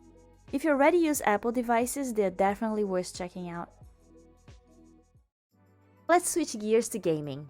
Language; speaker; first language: English; native; English